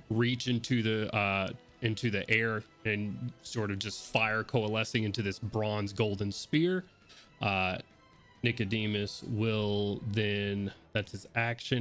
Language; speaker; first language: English; native; English